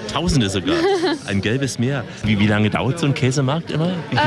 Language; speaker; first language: German; native; German